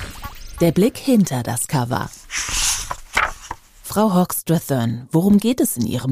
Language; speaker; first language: German; native; German